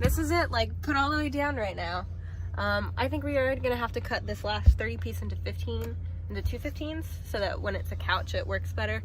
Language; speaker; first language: English; native; English